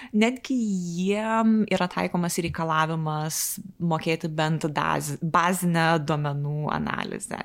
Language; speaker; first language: Lithuanian; native; Lithuanian